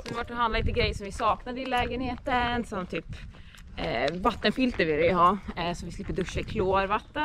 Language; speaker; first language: Swedish; native; Swedish